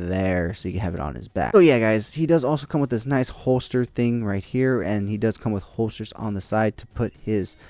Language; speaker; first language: English; native; English